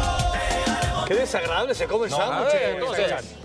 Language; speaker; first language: Spanish; native; Spanish